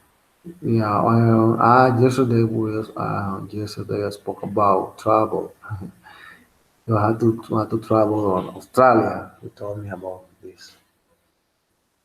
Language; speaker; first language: English; non-native, learner; Spanish